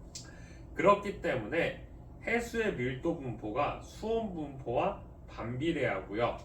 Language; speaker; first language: Korean; native; Korean